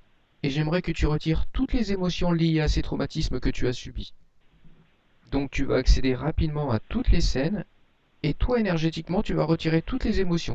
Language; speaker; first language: French; native; French